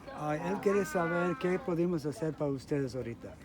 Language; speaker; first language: Spanish; early bilingual, heritage; English